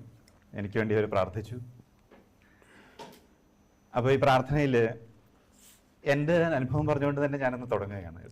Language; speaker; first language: Malayalam; native; Malayalam